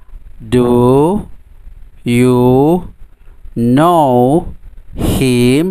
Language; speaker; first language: English; non-native, fluent; Indonesian